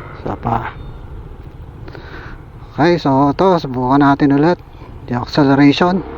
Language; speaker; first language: Filipino; native; Filipino